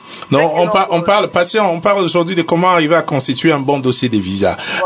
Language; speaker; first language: French; non-native, local second language; Lingala